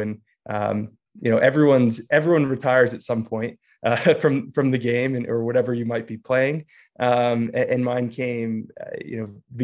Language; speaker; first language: English; native; English